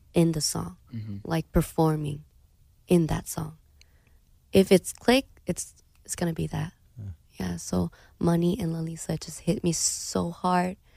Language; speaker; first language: English; non-native, fluent; Thai